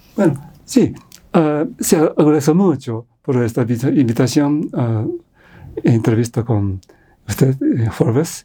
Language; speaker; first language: Spanish; non-native, fluent; Japanese